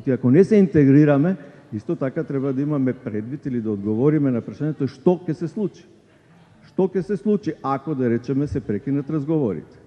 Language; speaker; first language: Macedonian; native; Macedonian